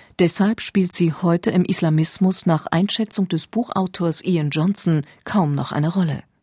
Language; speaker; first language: German; native; German